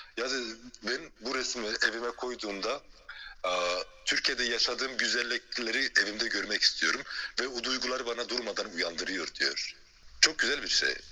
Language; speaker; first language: Turkish; early bilingual, heritage; Turkish